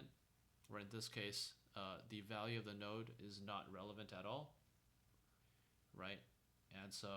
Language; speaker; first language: English; native; English